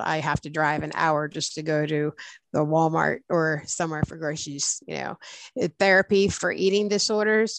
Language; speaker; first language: English; native; English